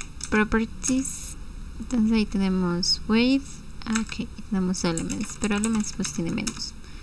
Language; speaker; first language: Spanish; native; Spanish